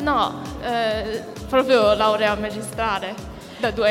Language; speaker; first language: Italian; non-native, fluent; Chinese